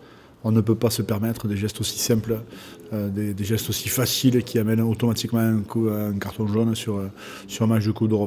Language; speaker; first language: French; native; French